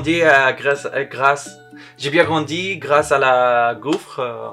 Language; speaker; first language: French; non-native, learner; Arabic